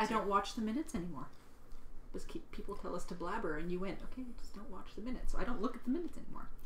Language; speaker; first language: English; native; English